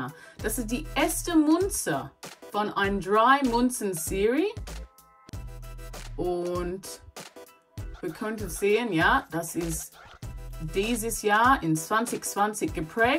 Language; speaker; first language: German; non-native, learner; English